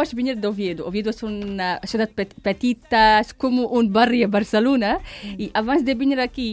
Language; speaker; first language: Catalan; non-native, fluent; Arabic